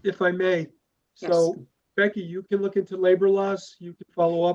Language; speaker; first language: English; native; English